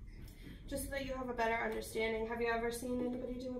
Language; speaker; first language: English; native; English